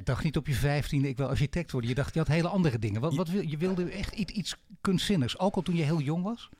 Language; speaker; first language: Dutch; native; Dutch